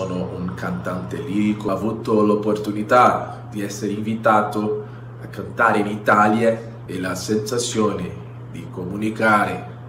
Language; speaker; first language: Italian; non-native, fluent; Portuguese